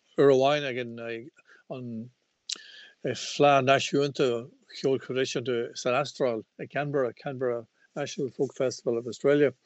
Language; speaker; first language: Irish; non-native, local second language; English